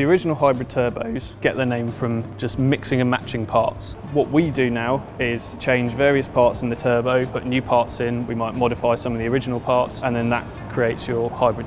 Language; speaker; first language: English; native; English